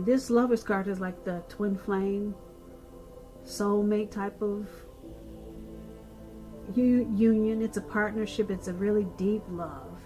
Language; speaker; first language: English; native; English